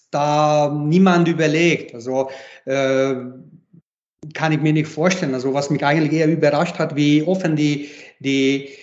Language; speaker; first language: German; non-native, fluent; Hungarian